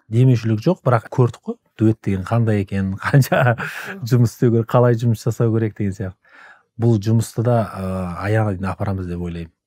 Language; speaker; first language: Kazakh; native; Kazakh